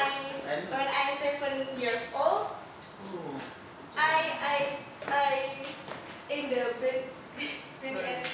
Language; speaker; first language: English; non-native, learner; Indonesian